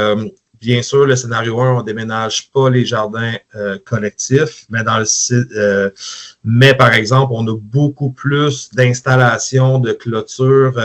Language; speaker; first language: French; native; French